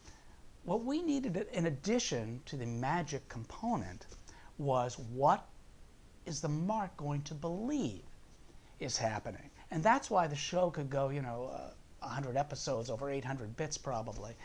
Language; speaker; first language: English; native; English